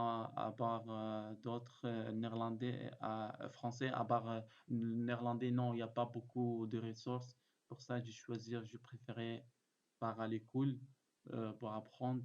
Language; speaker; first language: French; non-native, learner; Arabic